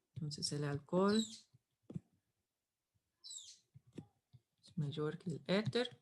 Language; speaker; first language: Spanish; non-native, fluent; English